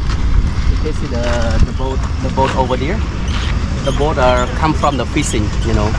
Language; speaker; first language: English; non-native, learner; Khmer